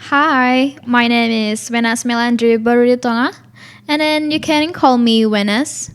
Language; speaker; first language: English; non-native, learner; Indonesian